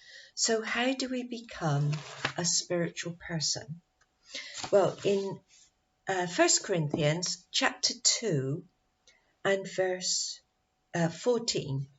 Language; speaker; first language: English; native; English